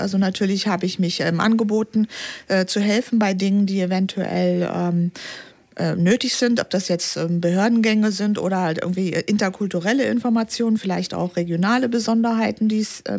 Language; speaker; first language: German; native; German